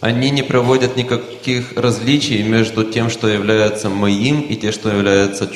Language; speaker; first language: Russian; native; Russian